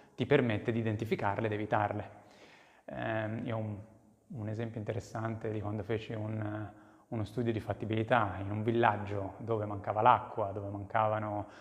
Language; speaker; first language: Italian; native; Italian